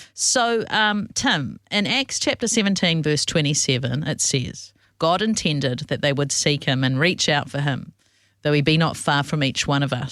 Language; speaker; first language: English; native; English